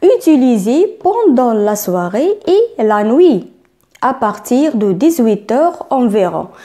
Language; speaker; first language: French; non-native, local second language; Arabic